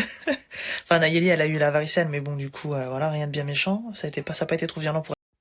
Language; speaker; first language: French; native; French